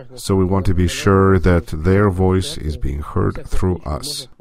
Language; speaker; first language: English; non-native, fluent; Russian